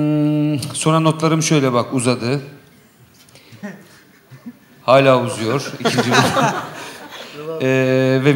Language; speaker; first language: Turkish; native; Turkish